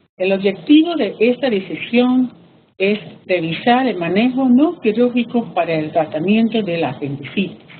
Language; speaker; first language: Spanish; early bilingual, heritage; Spanish